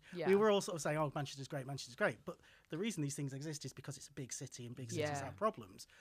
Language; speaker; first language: English; native; English